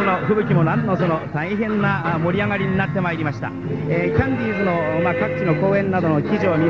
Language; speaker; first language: Japanese; native; Japanese